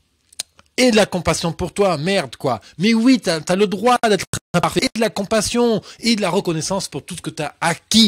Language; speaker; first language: French; native; French